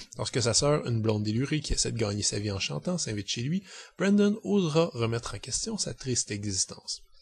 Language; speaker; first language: French; native; French